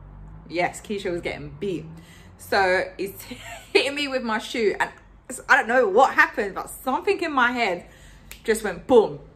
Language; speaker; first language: English; native; English